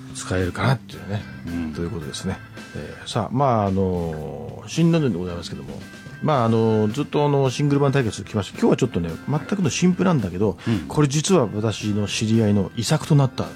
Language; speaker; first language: Japanese; native; Japanese